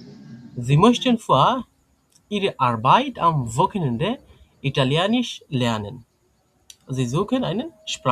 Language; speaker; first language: German; non-native, fluent; Bangla